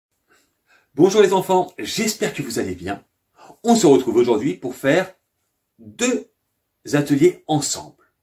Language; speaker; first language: French; native; French